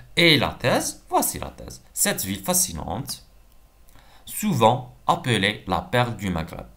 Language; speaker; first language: French; non-native, local second language; Arabic